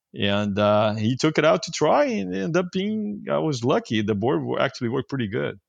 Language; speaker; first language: English; non-native, fluent; Portuguese